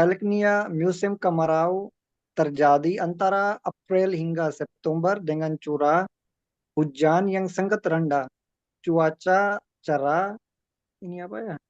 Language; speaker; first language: Indonesian; non-native, learner; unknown